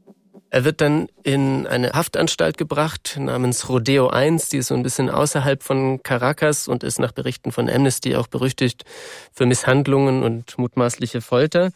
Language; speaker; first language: German; native; German